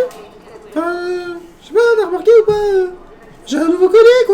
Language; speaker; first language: French; native; French